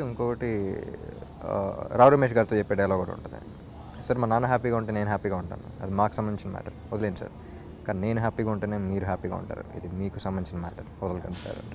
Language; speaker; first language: Telugu; native; Telugu